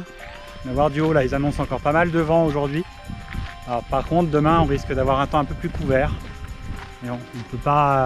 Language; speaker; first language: French; native; French